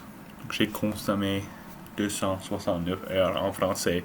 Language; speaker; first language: French; non-native, learner; English